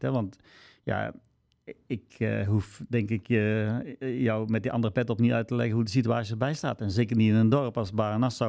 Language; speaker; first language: Dutch; native; Dutch